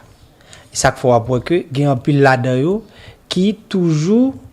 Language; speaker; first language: Haitian Creole; native; Haitian Creole